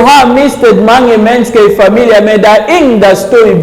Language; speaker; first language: Swedish; non-native, learner; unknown